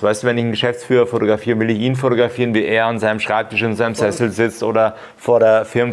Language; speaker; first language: German; native; German